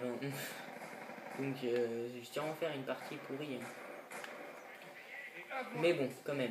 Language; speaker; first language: French; native; French